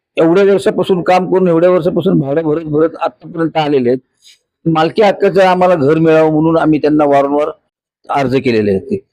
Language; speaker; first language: Marathi; native; Marathi